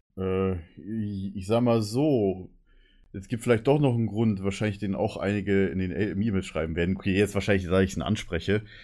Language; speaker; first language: German; native; German